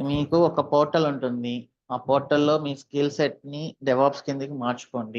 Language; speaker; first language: Telugu; native; Telugu